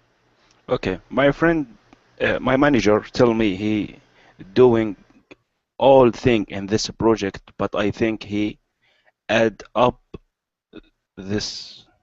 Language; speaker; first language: English; non-native, learner; Arabic